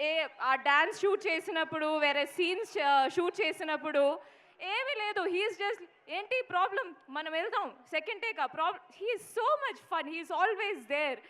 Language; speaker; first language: Telugu; non-native, fluent; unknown